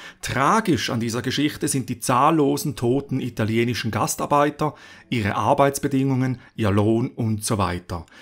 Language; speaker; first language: German; native; German